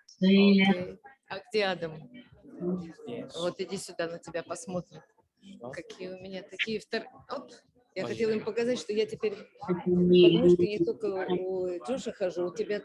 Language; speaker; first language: Russian; native; Russian